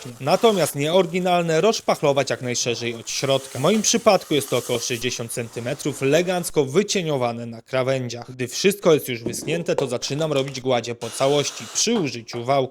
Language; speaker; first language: Polish; native; Polish